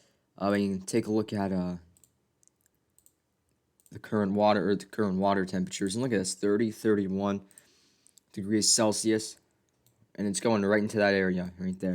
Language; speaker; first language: English; native; English